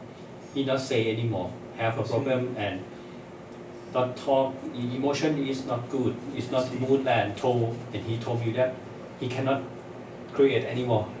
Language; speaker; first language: English; non-native, learner; Thai